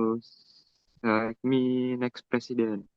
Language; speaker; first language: English; non-native, learner; Indonesian